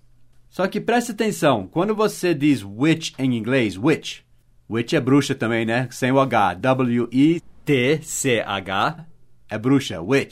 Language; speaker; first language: Portuguese; non-native, fluent; English